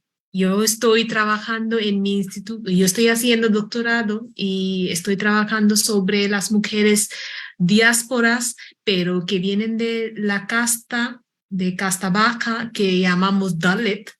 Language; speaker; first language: Spanish; non-native, fluent; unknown